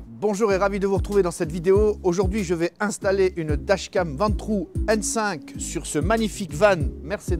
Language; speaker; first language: French; native; French